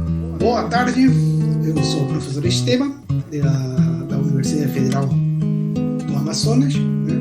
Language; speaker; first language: Portuguese; non-native, fluent; Spanish